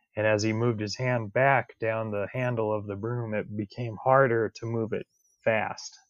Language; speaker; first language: English; native; English